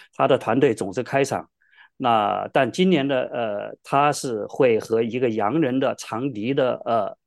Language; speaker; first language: Chinese; native; Chinese